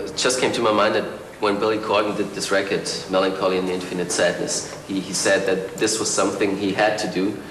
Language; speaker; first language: English; non-native, fluent; German